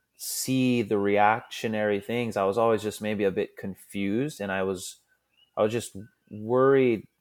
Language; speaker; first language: English; native; English